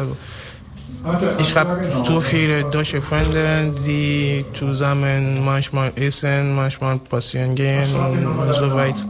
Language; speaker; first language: German; non-native, learner; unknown